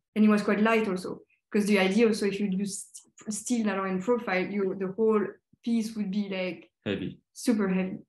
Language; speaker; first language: English; non-native, fluent; French